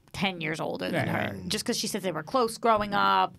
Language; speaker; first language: English; native; English